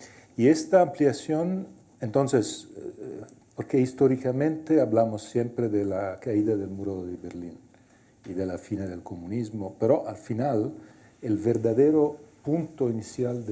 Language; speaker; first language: Spanish; non-native, fluent; Italian